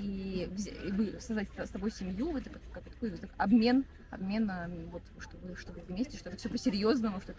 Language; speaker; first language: Russian; native; Russian